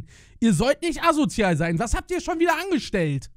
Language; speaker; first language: German; native; German